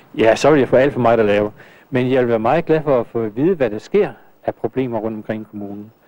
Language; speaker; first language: Danish; native; Danish